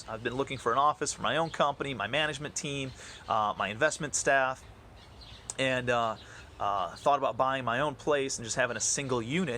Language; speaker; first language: English; native; English